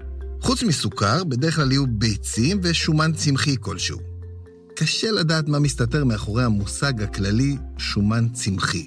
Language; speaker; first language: Hebrew; native; Hebrew